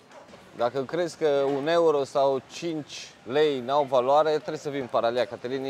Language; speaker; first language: Romanian; native; Romanian